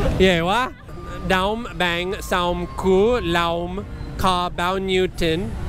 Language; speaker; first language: Vietnamese; non-native, learner; English